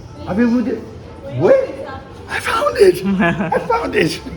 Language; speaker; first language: French; non-native, learner; English